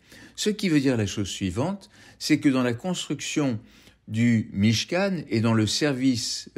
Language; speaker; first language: French; native; French